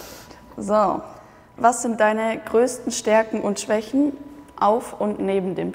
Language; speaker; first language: German; native; German